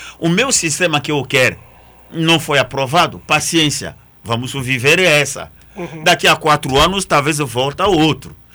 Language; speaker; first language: Portuguese; non-native, fluent; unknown